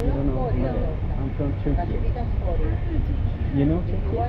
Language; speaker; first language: English; non-native, learner; Turkish